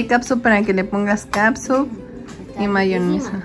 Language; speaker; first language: Spanish; native; Spanish